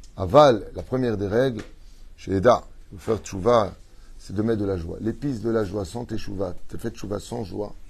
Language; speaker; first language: French; native; French